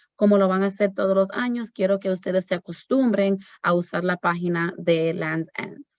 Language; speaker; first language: Spanish; early bilingual, heritage; Spanish